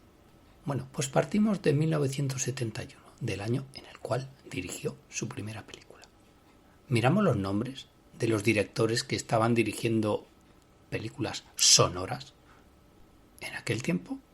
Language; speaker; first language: Spanish; native; Spanish